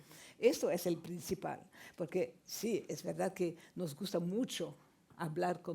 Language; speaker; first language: Spanish; non-native, fluent; French